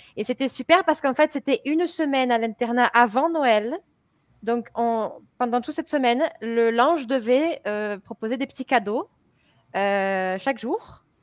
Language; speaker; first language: French; native; French